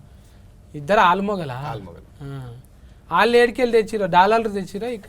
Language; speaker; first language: Telugu; native; Telugu